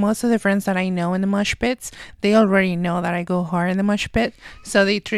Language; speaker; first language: English; non-native, fluent; Spanish